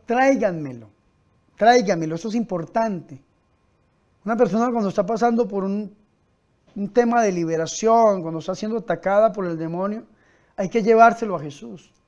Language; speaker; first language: Spanish; native; Spanish